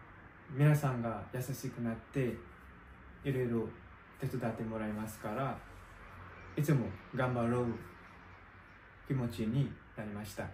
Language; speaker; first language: Japanese; non-native, learner; Nepali